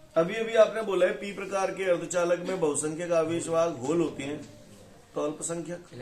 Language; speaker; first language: Hindi; native; Hindi